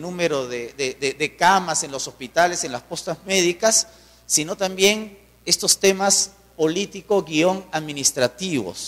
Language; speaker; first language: Spanish; native; Spanish